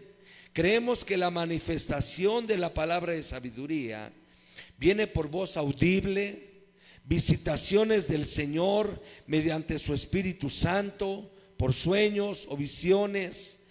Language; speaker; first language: Spanish; native; Spanish